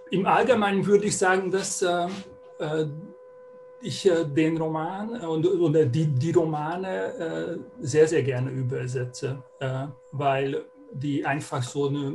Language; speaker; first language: German; non-native, fluent; Hungarian